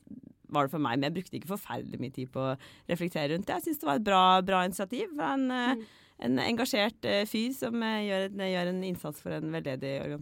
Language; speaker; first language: Norwegian; native; Norwegian